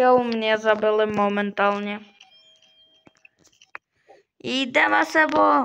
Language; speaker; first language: Czech; early bilingual, other home language; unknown